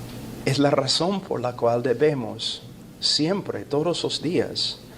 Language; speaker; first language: Spanish; non-native, fluent; English